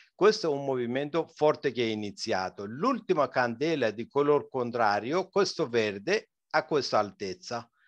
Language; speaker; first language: Italian; non-native, fluent; Persian